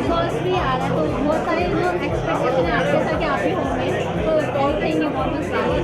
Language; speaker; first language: Hindi; native; Hindi